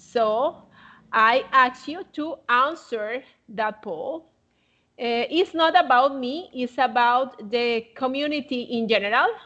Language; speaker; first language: English; non-native, fluent; Spanish